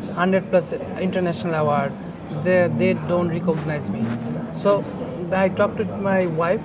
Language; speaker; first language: English; non-native, local second language; Bangla